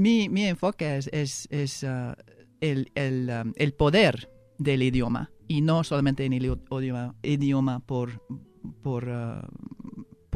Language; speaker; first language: Spanish; non-native, fluent; English